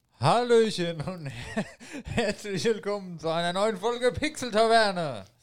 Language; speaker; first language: German; native; German